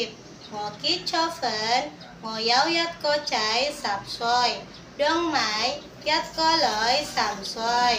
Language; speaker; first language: Cantonese; non-native, learner; Indonesian